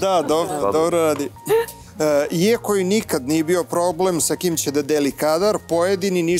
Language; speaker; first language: Serbian; native; Serbian